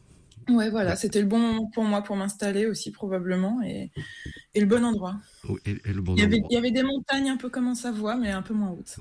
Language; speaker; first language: French; native; French